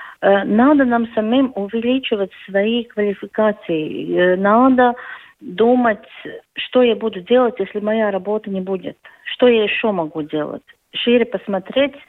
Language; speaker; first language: Russian; non-native, local second language; Latvian